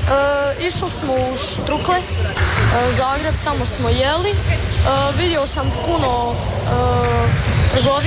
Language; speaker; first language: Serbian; early bilingual, heritage; Serbian